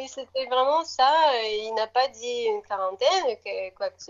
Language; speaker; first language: French; non-native, fluent; Russian